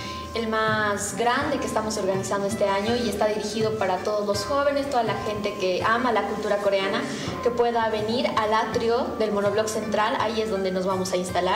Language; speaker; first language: Spanish; native; Spanish